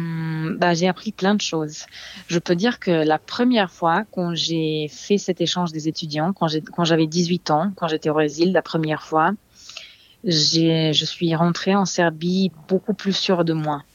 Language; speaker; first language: French; non-native, fluent; Serbian